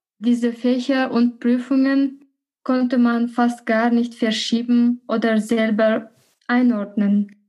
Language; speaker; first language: German; non-native, fluent; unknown